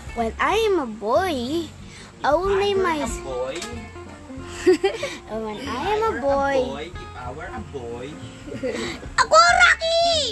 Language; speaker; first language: English; non-native, fluent; Arabic